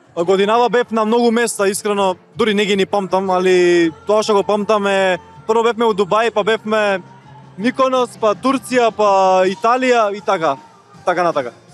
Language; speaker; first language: Macedonian; non-native, local second language; Turkish